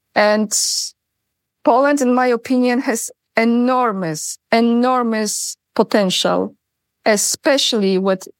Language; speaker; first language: English; non-native, fluent; Polish